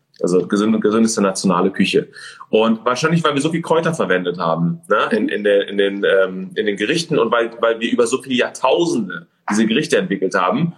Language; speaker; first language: German; early bilingual, other home language; Persian